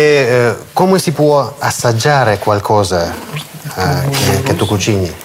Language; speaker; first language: Italian; non-native, fluent; Russian